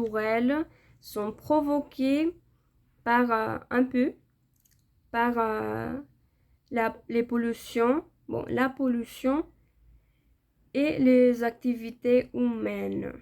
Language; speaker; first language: French; non-native, learner; Spanish